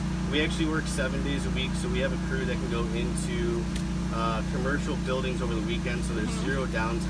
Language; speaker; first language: English; native; English